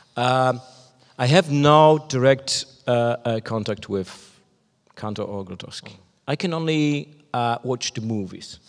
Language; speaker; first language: English; non-native, fluent; Polish